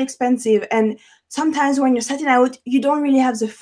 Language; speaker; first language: English; non-native, fluent; French